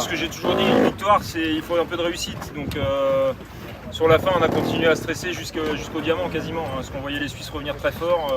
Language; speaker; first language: French; native; French